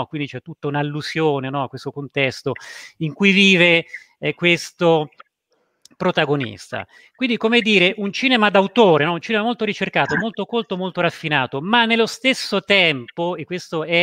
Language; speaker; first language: Italian; native; Italian